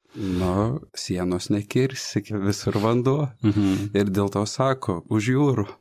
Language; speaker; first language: Lithuanian; native; Lithuanian